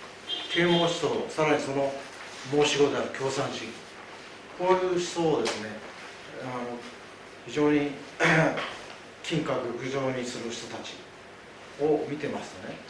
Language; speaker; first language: Japanese; native; Japanese